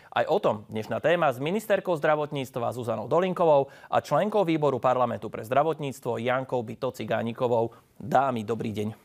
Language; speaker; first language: Slovak; native; Slovak